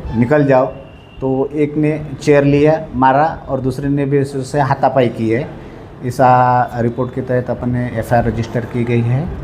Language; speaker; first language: Hindi; non-native, local second language; Marathi